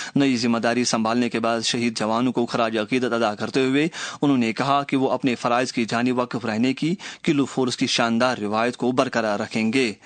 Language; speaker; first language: Urdu; non-native, local second language; Kashmiri